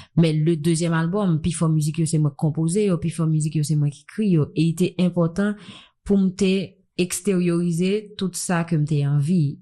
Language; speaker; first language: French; non-native, local second language; Haitian Creole